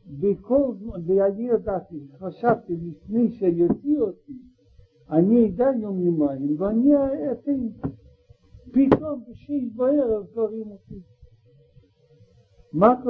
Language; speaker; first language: Hebrew; non-native, learner; Russian